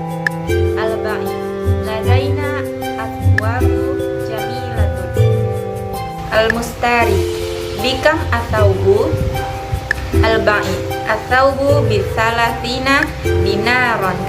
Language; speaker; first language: Arabic; non-native, learner; Indonesian